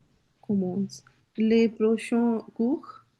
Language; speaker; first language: French; non-native, learner; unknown